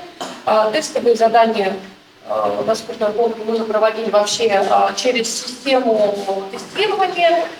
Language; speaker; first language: Russian; native; Russian